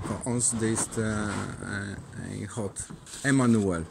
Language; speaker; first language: Dutch; non-native, learner; Polish